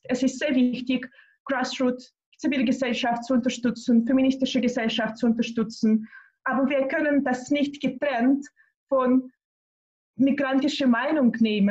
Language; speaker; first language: German; non-native, fluent; Russian